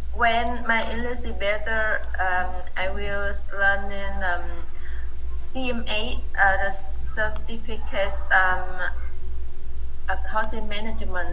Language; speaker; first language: English; non-native, learner; Vietnamese